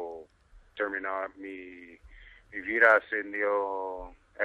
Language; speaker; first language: Spanish; non-native, fluent; English